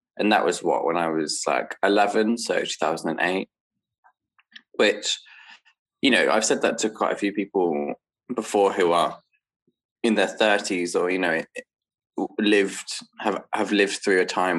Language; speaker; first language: English; native; English